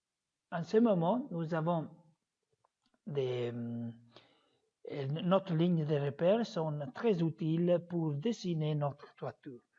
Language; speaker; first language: French; non-native, fluent; Italian